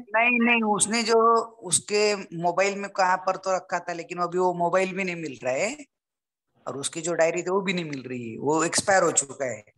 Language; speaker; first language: Hindi; non-native, local second language; Marathi